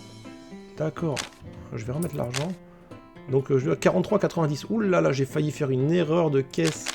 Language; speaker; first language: French; native; French